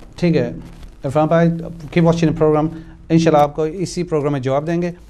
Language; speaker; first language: Urdu; early bilingual, heritage; Urdu